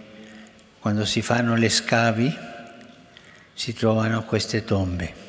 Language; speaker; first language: Italian; non-native, fluent; Spanish